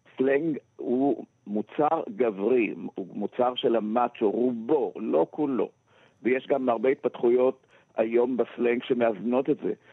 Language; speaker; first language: Hebrew; native; Hebrew